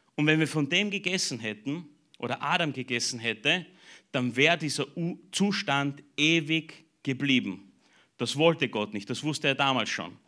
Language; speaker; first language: German; native; German